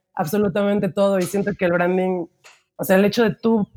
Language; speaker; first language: Spanish; native; Spanish